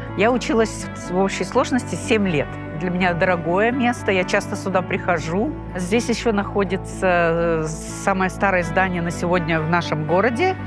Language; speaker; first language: Russian; non-native, local second language; Gagauz